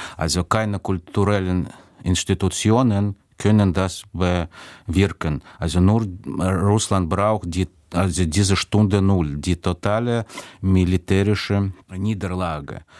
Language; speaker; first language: German; non-native, fluent; Russian